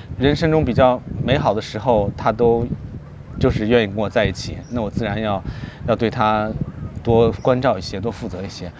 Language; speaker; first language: Chinese; native; Chinese